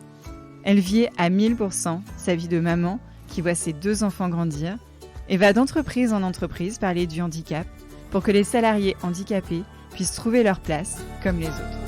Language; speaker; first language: French; native; French